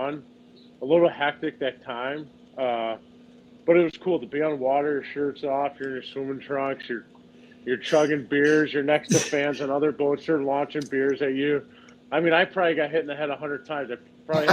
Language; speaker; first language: English; native; English